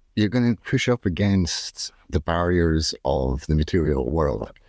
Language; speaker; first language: English; native; English